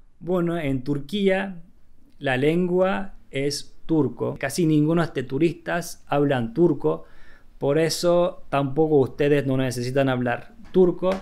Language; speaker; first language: Spanish; non-native, fluent; Turkish